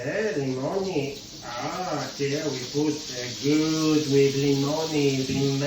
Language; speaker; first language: English; non-native, fluent; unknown